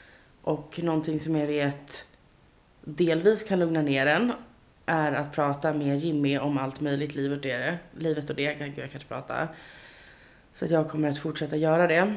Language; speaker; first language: Swedish; native; Swedish